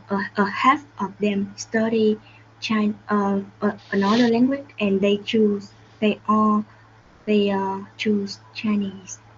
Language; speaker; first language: English; non-native, learner; Vietnamese